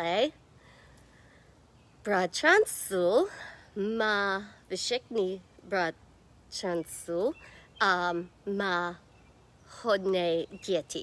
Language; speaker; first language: Czech; non-native, learner; English